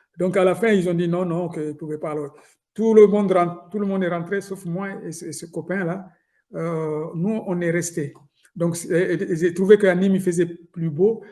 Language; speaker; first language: French; non-native, local second language; Soninke